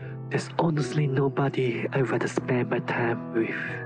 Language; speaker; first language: English; non-native, local second language; Chinese